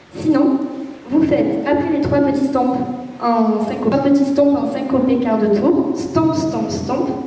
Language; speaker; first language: French; native; French